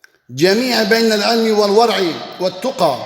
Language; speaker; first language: Arabic; non-native, fluent; Kurdish